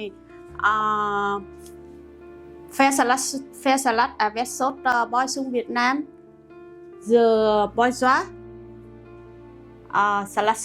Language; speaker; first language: French; non-native, learner; Vietnamese